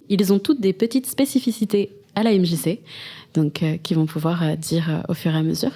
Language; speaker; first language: French; native; French